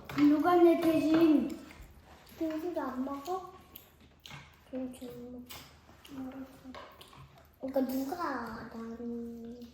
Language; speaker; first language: Korean; early bilingual, heritage; French